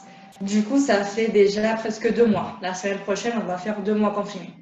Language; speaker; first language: French; non-native, fluent; Spanish